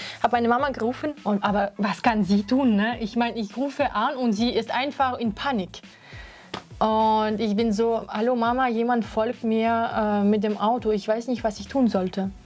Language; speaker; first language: German; non-native, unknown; Russian